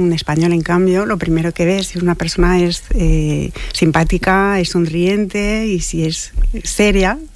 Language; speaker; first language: Spanish; non-native, fluent; French